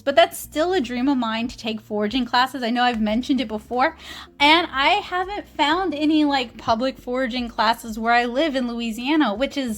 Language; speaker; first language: English; native; English